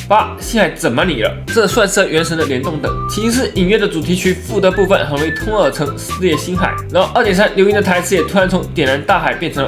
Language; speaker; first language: Chinese; native; Chinese